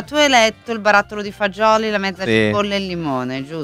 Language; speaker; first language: Italian; native; Italian